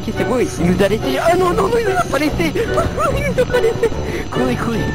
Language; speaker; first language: French; native; French